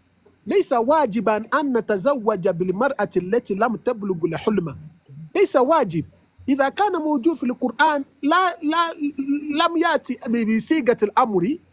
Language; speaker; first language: Arabic; non-native, fluent; Yoruba